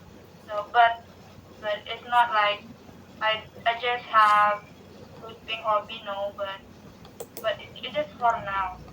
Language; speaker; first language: English; non-native, learner; Indonesian